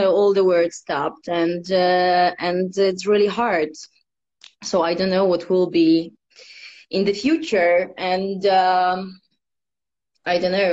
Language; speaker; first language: English; non-native, fluent; Polish